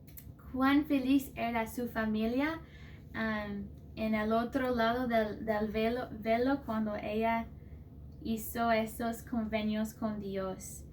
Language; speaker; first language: Spanish; non-native, fluent; English